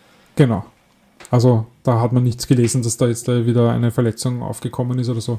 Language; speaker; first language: German; native; German